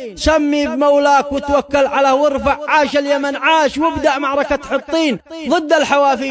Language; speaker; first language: Arabic; native; Arabic